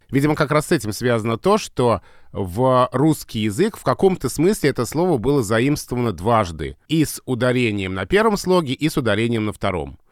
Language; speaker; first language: Russian; native; Russian